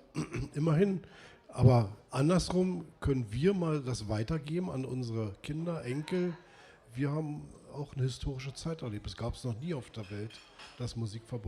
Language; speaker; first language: German; native; German